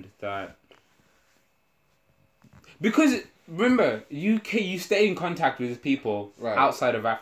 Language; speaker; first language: English; non-native, local second language; Shona